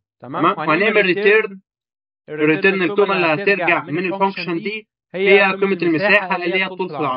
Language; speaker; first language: Arabic; native; Arabic